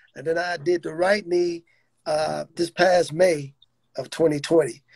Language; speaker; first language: English; native; English